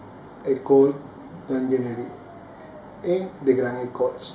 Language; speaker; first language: French; non-native, learner; Spanish